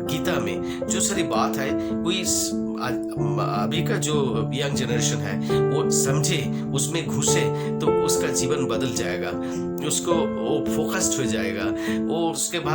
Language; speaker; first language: Hindi; non-native, local second language; Bangla